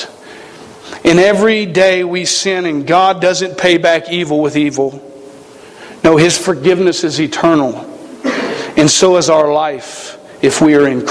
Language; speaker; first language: English; native; English